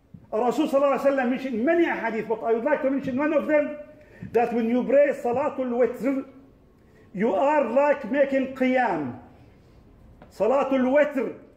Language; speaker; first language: English; non-native, fluent; Arabic